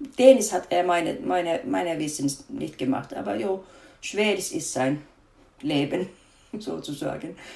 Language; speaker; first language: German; non-native, fluent; Finnish